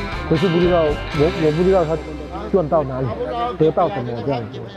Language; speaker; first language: Chinese; non-native, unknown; Thai